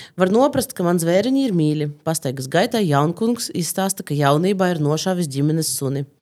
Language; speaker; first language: Latvian; non-native, local second language; Russian